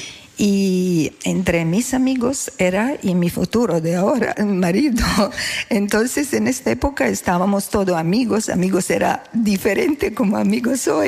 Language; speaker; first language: Spanish; non-native, learner; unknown